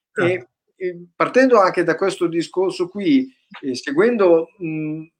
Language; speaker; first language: Italian; native; Italian